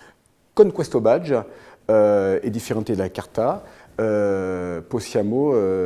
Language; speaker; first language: Italian; non-native, fluent; French